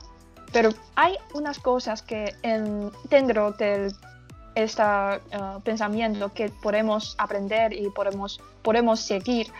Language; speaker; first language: Spanish; non-native, learner; Chinese